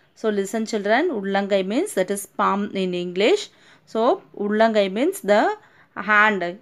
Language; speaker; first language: English; non-native, local second language; Tamil